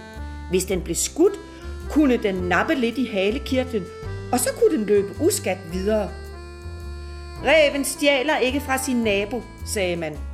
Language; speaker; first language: Danish; native; Danish